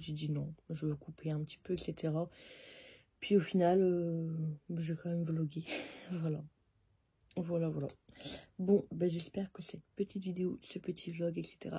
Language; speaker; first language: French; native; French